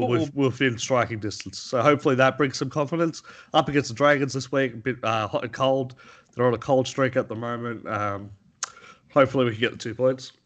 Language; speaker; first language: English; native; English